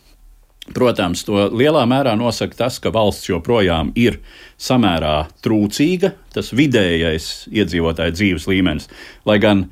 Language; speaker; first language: Latvian; native; Latvian